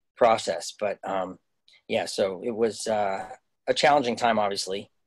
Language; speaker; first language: English; native; English